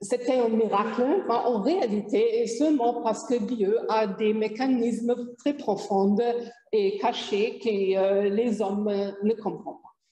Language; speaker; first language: French; non-native, fluent; German